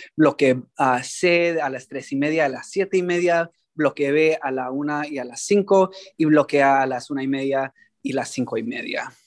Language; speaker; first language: Spanish; early bilingual, heritage; Spanish